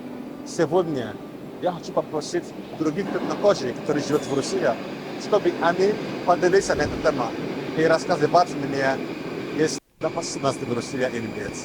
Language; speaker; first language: Russian; non-native, learner; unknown